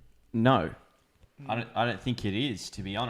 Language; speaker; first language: English; native; English